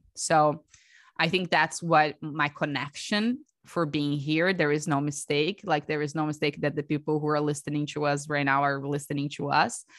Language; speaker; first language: English; non-native, fluent; Portuguese